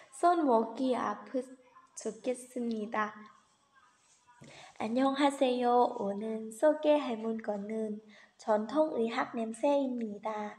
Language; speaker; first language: Korean; non-native, learner; Lao